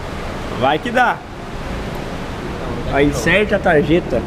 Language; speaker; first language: Portuguese; native; Portuguese